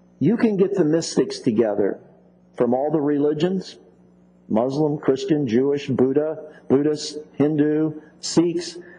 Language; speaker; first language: English; native; English